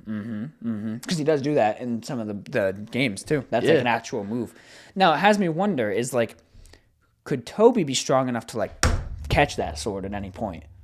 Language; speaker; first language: English; native; English